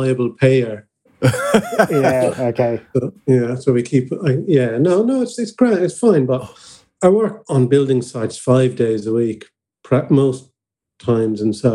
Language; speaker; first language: English; native; English